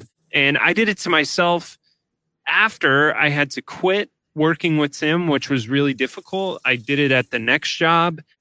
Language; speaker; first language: English; native; English